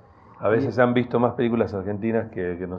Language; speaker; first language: Spanish; native; Spanish